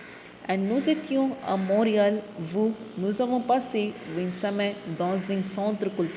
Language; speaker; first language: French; non-native, fluent; Tamil